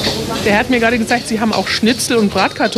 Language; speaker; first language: German; native; German